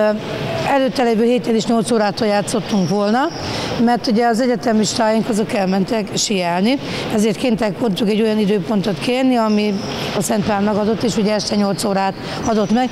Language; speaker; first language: Hungarian; native; Hungarian